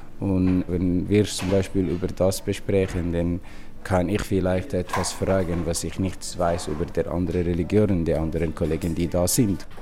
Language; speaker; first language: German; non-native, learner; Somali